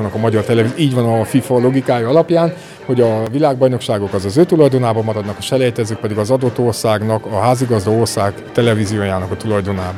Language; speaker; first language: Hungarian; native; Hungarian